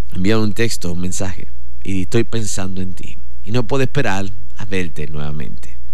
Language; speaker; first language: Spanish; native; Spanish